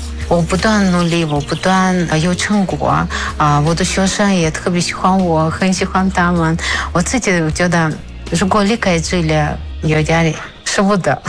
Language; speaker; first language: Chinese; non-native, fluent; Russian